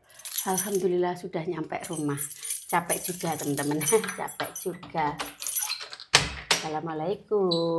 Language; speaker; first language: Indonesian; non-native, local second language; Javanese